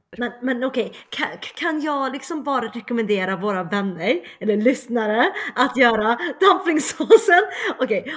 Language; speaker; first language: Swedish; early bilingual, other home language; Chinese